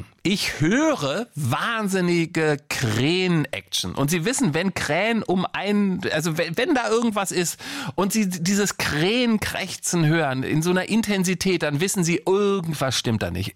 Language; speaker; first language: German; native; German